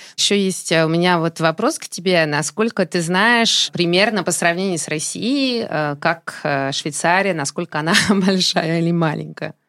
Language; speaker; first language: Russian; non-native, fluent; French